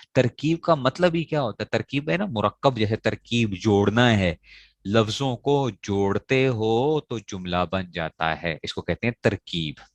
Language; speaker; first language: Urdu; non-native, local second language; Pashto